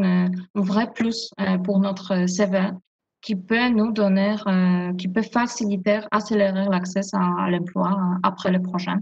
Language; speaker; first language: French; non-native, fluent; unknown